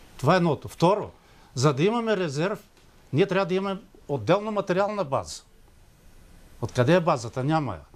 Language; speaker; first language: Bulgarian; native; Bulgarian